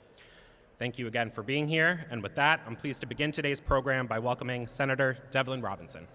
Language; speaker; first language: English; native; English